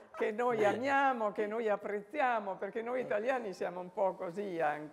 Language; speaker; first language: Italian; native; Italian